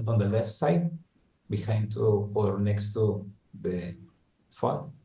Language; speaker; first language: English; non-native, learner; Spanish